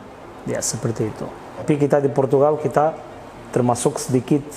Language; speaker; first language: Indonesian; non-native, fluent; Portuguese